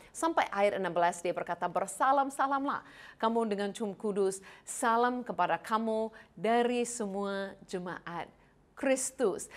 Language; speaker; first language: Indonesian; non-native, fluent; English